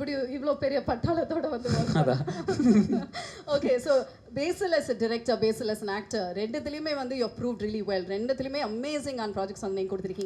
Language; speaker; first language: Tamil; native; Tamil